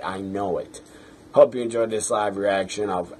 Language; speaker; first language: English; native; English